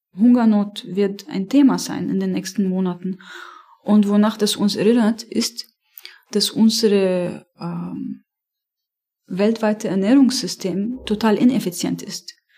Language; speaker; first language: German; non-native, fluent; Arabic